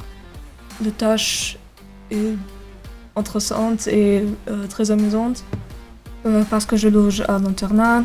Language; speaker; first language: French; non-native, learner; German